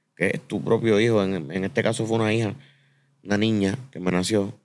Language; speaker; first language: Spanish; native; Spanish